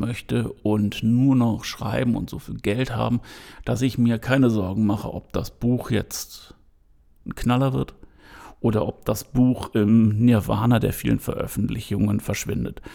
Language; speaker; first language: German; native; German